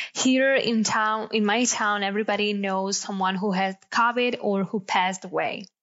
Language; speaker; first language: English; non-native, fluent; Italian